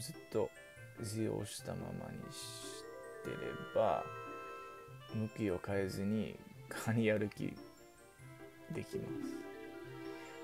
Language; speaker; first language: Japanese; non-native, learner; English